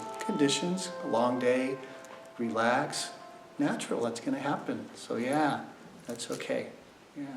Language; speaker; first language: English; native; English